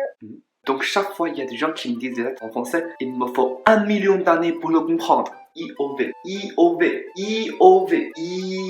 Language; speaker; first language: French; non-native, learner; Chinese